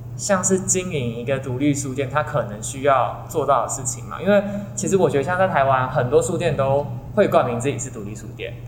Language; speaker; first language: Chinese; native; Chinese